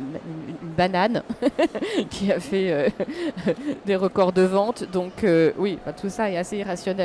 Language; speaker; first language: French; native; French